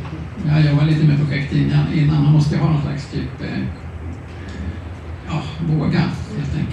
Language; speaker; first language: Swedish; native; Swedish